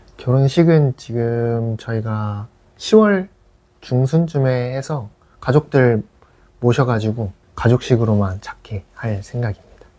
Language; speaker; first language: Korean; native; Korean